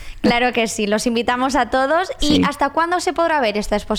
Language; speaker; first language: Spanish; non-native, local second language; Catalan